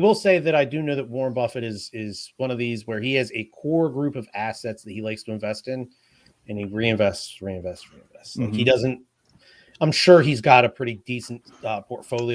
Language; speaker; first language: English; native; English